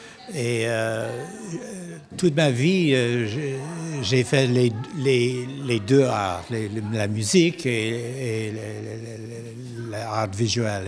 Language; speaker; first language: French; non-native, local second language; English